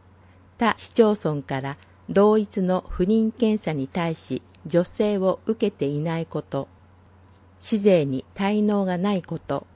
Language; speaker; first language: Japanese; native; Japanese